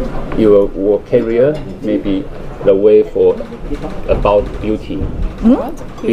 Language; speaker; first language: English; non-native, learner; Chinese